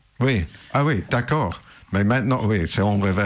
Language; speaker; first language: French; non-native, learner; English